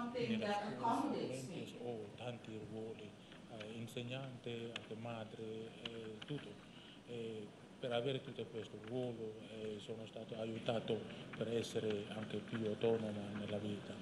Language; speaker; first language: Italian; non-native, learner; Indonesian